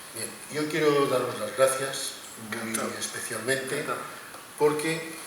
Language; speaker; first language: Spanish; non-native, local second language; Catalan